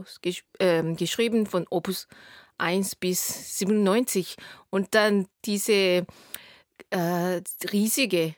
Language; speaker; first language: German; non-native, fluent; Korean